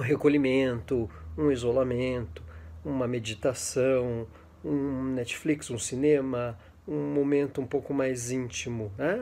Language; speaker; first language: Portuguese; native; Portuguese